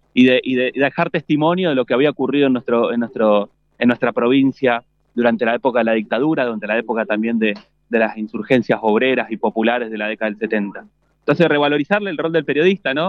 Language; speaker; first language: Spanish; native; Spanish